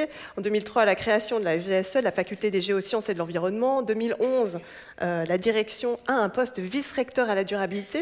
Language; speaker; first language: French; native; French